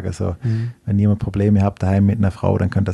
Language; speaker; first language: German; native; German